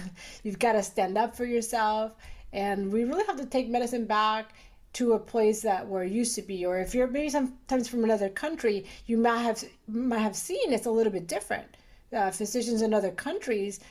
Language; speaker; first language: English; early bilingual, other home language; Spanish